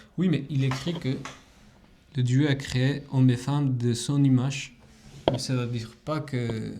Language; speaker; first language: French; non-native, fluent; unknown